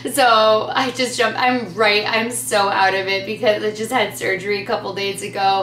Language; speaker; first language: English; native; English